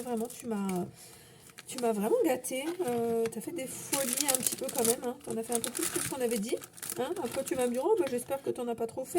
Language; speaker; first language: French; native; French